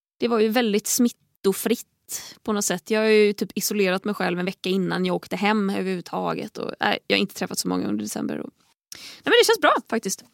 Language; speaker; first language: Swedish; native; Swedish